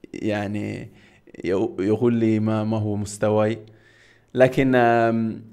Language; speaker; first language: Arabic; non-native, fluent; Catalan